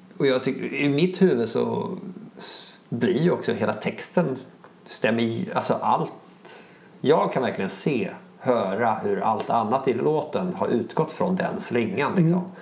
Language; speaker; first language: Swedish; native; Swedish